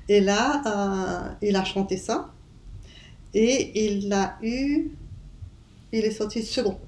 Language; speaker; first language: French; non-native, fluent; English